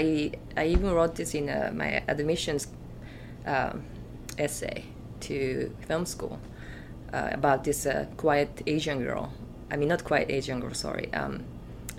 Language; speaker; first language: English; non-native, fluent; Japanese